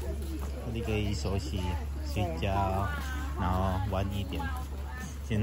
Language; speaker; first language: Chinese; non-native, learner; Filipino